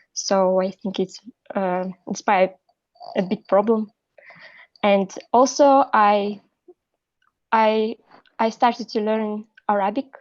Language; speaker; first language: English; non-native, learner; Russian